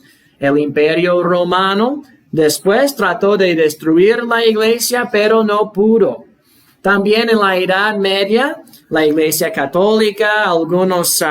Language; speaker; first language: Spanish; non-native, fluent; English